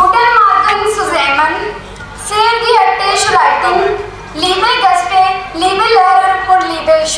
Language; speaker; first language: German; non-native, learner; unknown